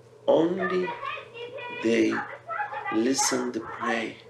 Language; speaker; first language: English; non-native, learner; Persian